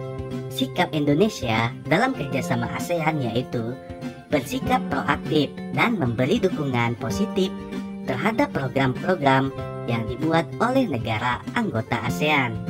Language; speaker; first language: Indonesian; native; Indonesian